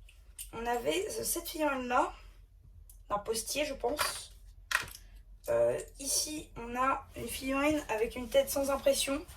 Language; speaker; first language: French; native; French